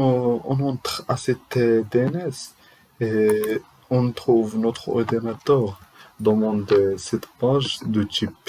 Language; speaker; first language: French; non-native, learner; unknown